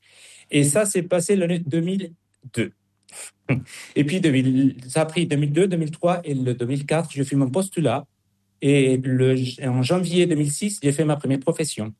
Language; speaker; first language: French; non-native, fluent; Spanish